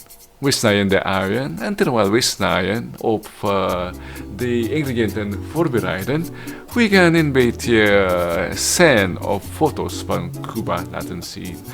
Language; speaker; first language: Dutch; non-native, learner; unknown